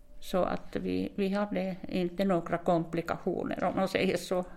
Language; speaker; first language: Swedish; non-native, fluent; Finnish